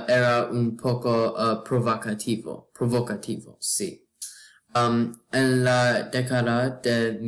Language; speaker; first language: Spanish; non-native, learner; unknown